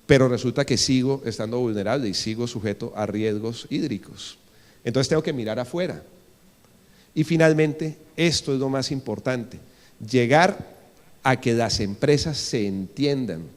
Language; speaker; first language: Spanish; native; Spanish